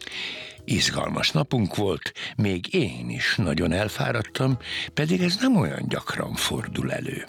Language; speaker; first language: Hungarian; native; Hungarian